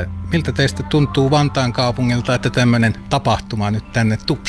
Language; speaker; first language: Finnish; native; Finnish